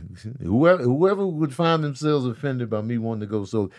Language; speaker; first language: English; early bilingual, other home language; Yoruba